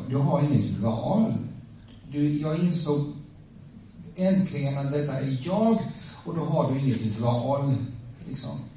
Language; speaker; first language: Swedish; native; Swedish